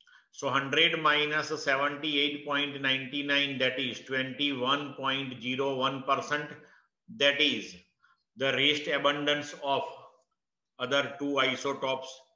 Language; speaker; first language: English; non-native, local second language; Gujarati